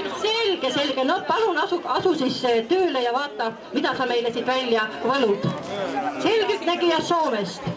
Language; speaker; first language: Estonian; native; Estonian